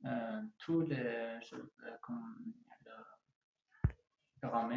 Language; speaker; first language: French; non-native, learner; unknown